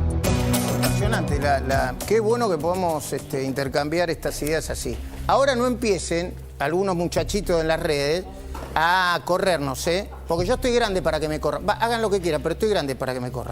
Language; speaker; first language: Spanish; native; Spanish